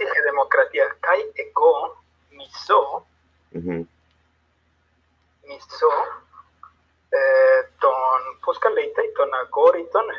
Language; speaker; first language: Greek; non-native, learner; Spanish